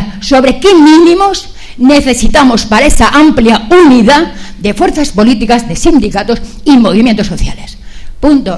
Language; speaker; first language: Spanish; native; Spanish